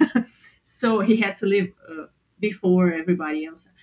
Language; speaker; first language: English; non-native, fluent; Portuguese